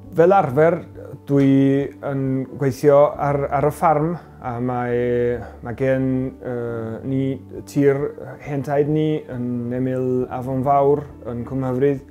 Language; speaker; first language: Welsh; early bilingual, heritage; Spanish